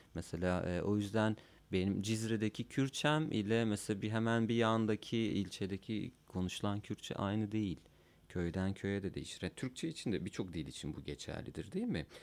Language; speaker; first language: Turkish; non-native, local second language; Kurdish